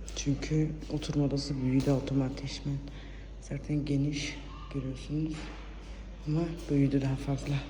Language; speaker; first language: Turkish; early bilingual, heritage; Turkish